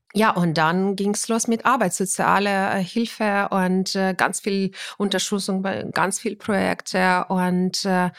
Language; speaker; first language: German; non-native, fluent; Ukrainian